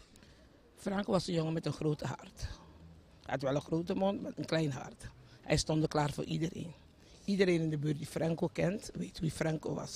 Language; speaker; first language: Dutch; non-native, fluent; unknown